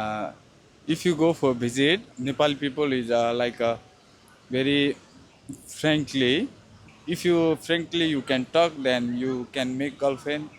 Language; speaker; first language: English; non-native, learner; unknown